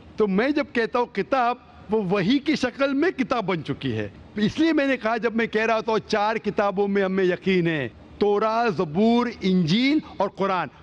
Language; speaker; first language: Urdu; non-native, local second language; Konkani